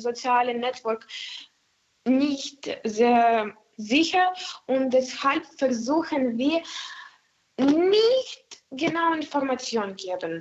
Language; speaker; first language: German; non-native, learner; Ukrainian